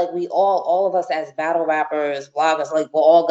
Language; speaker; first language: English; native; English